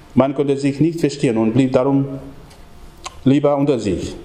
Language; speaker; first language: German; non-native, fluent; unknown